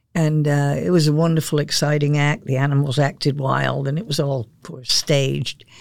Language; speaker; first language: English; native; English